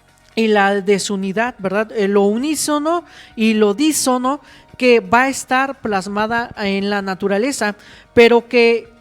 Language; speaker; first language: Spanish; native; Spanish